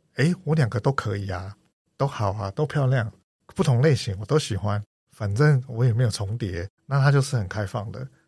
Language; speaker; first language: Chinese; native; Chinese